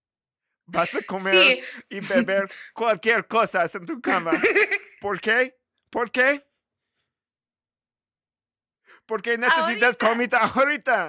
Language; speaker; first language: Spanish; non-native, learner; English